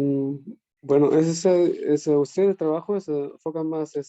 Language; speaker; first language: Spanish; non-native, learner; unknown